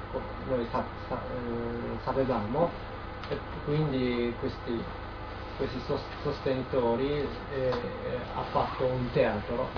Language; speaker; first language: Italian; non-native, learner; Japanese